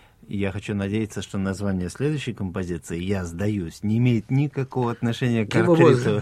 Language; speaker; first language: Russian; native; Russian